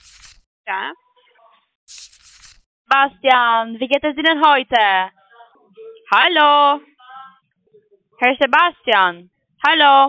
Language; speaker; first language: German; non-native, learner; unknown